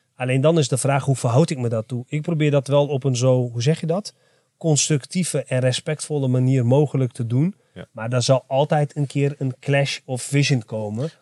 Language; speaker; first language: Dutch; native; Dutch